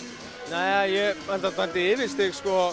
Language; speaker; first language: Icelandic; native; Icelandic